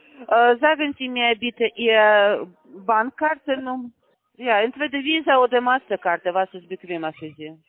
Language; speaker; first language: German; non-native, learner; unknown